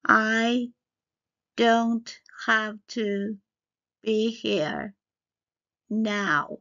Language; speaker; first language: English; non-native, fluent; Chinese